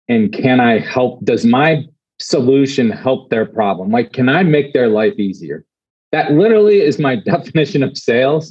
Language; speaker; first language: English; native; English